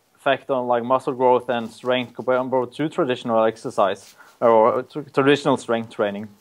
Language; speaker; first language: English; non-native, fluent; Norwegian